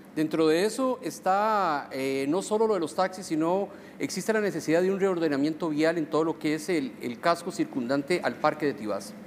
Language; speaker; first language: Spanish; native; Spanish